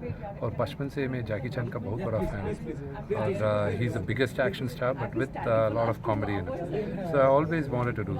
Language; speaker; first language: Hindi; non-native, learner; Telugu